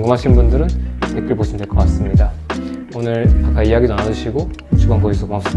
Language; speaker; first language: Korean; native; Korean